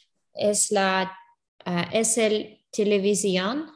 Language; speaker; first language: Spanish; non-native, learner; English